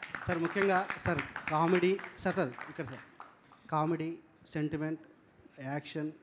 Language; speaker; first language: Telugu; native; Telugu